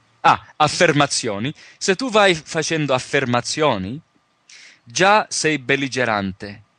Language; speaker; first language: Italian; early bilingual, heritage; Italian